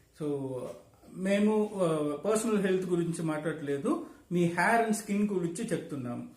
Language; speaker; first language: Telugu; non-native, learner; Tamil